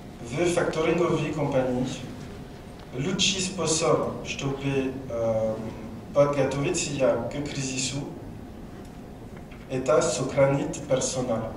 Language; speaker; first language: Russian; non-native, learner; French